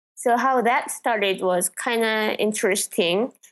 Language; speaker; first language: English; non-native, fluent; Korean